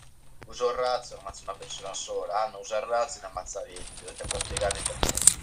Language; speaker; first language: Italian; native; Italian